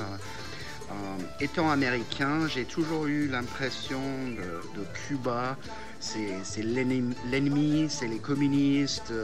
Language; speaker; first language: French; non-native, fluent; English